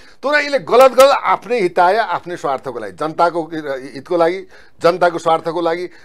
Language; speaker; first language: Nepali; native; Nepali